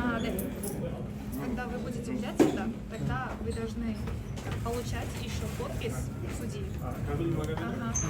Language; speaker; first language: Russian; non-native, learner; Korean